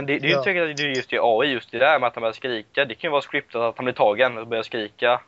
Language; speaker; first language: Swedish; native; Swedish